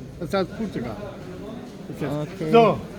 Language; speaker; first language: German; early bilingual, other home language; Turkish